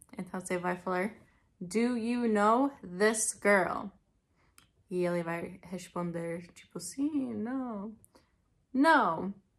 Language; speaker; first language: Portuguese; non-native, fluent; English